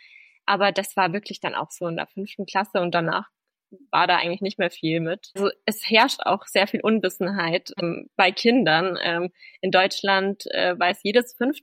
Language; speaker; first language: German; native; German